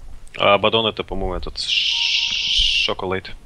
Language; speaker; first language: Russian; native; Russian